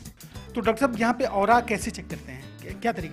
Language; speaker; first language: Hindi; native; Hindi